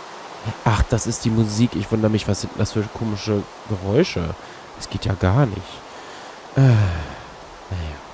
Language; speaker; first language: German; native; German